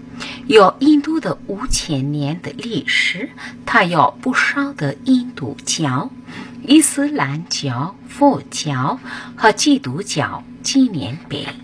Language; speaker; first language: Chinese; non-native, fluent; Hindi